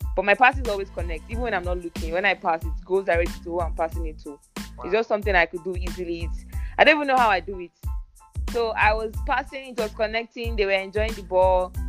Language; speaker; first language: English; non-native, local second language; Yoruba